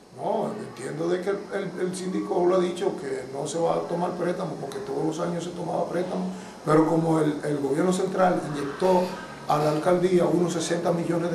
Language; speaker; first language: Spanish; native; Spanish